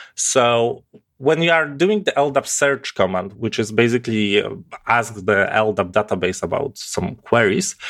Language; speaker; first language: English; non-native, fluent; Polish